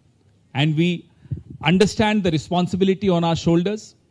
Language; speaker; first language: English; non-native, local second language; Hindi